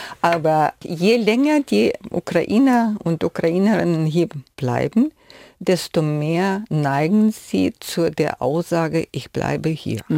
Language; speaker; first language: German; non-native, fluent; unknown